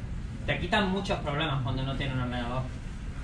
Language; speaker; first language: Spanish; native; Spanish